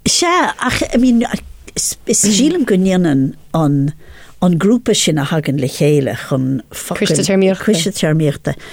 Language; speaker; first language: Irish; non-native, local second language; English